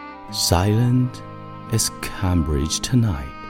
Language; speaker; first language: English; non-native, fluent; Chinese